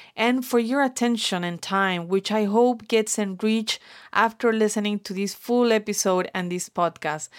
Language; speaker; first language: English; non-native, fluent; Spanish